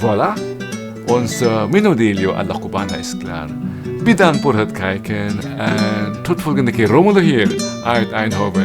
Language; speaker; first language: Dutch; non-native, learner; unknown